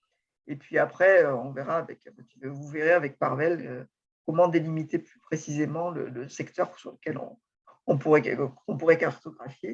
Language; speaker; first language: French; native; French